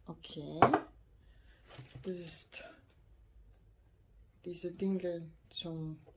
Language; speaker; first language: German; non-native, learner; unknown